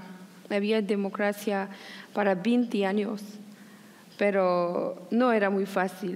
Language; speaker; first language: Spanish; non-native, learner; Persian